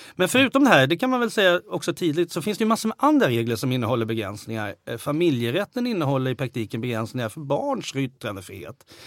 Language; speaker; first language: Swedish; native; Swedish